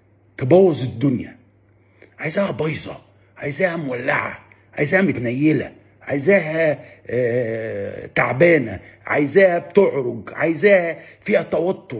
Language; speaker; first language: Arabic; native; Arabic